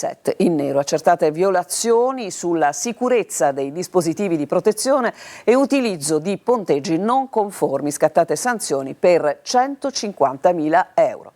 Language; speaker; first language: Italian; native; Italian